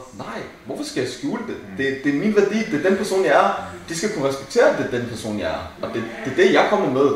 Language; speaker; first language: Danish; early bilingual, other home language; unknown